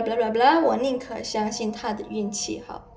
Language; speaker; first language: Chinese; non-native, fluent; Indonesian